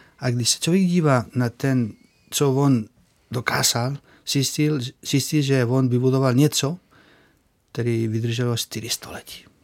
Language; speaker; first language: Czech; non-native, fluent; Spanish